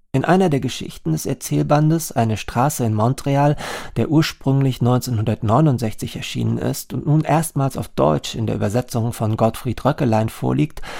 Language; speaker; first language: German; native; German